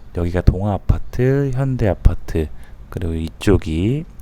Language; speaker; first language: Korean; native; Korean